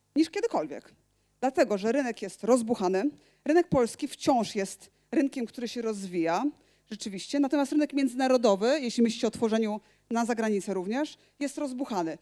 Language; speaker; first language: Polish; native; Polish